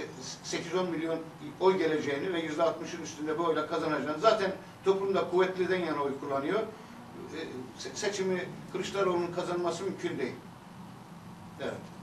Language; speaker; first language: Turkish; native; Turkish